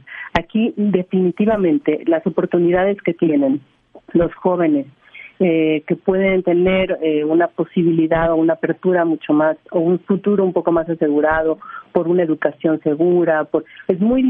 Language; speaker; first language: Spanish; native; Spanish